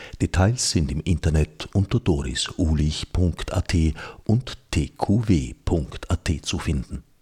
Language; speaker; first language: German; native; German